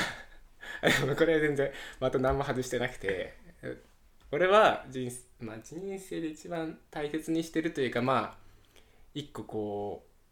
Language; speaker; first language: Japanese; native; Japanese